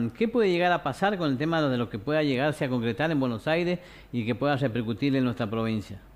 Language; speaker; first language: Spanish; native; Spanish